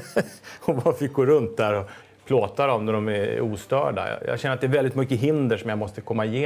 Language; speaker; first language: Swedish; native; Swedish